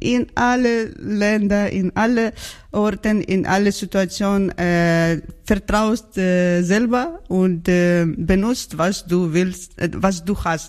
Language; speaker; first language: German; non-native, learner; Georgian